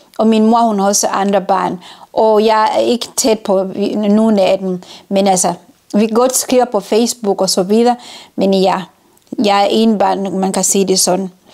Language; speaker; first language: Danish; non-native, fluent; Ganda